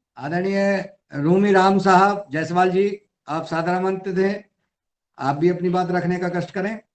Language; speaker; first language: Hindi; native; Hindi